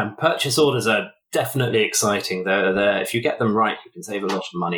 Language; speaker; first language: English; native; English